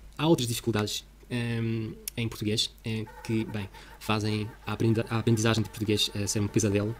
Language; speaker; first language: Portuguese; non-native, fluent; Russian